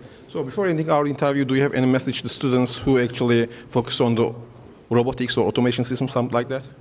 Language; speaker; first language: English; non-native, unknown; Turkish